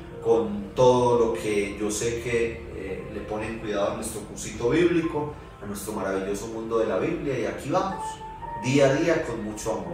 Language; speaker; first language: Spanish; native; Spanish